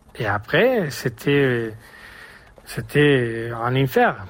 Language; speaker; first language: French; non-native, fluent; Spanish